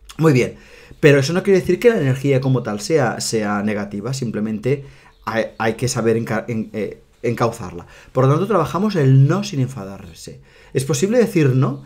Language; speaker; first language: Spanish; non-native, local second language; Catalan